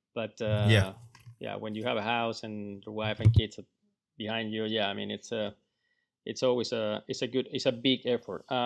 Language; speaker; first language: English; non-native, fluent; Spanish